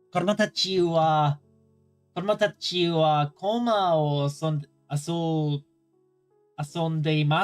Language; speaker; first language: Japanese; non-native, learner; English